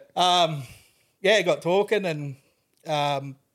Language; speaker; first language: English; native; English